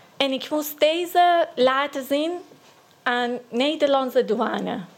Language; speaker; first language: Dutch; non-native, learner; Persian